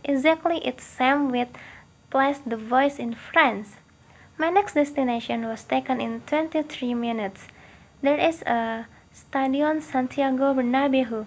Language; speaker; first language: English; non-native, learner; Indonesian